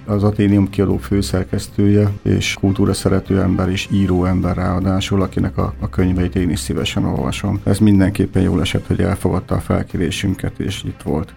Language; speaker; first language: Hungarian; native; Hungarian